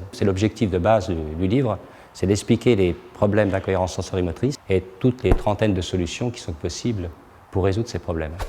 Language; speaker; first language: French; native; French